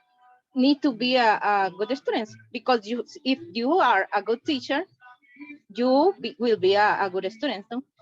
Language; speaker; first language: English; non-native, learner; Spanish